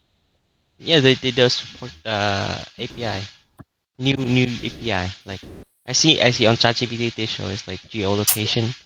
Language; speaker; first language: English; non-native, learner; Vietnamese